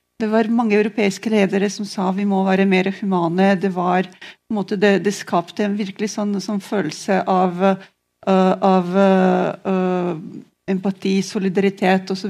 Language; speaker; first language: Norwegian; non-native, fluent; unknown